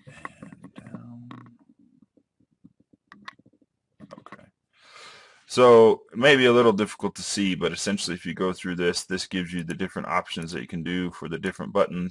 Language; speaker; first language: English; native; English